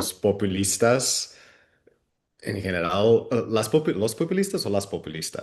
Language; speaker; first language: Spanish; non-native, fluent; Dutch